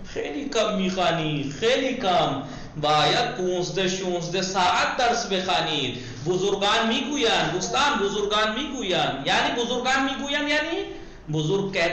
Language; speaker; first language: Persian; non-native, fluent; Urdu